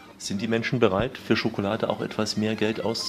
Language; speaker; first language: German; native; German